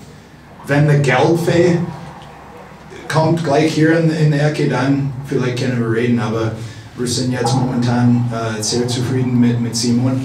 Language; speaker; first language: German; non-native, fluent; English